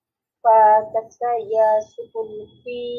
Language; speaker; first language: Arabic; non-native, learner; Bangla